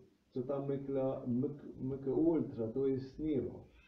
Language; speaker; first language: Polish; non-native, learner; Slovenian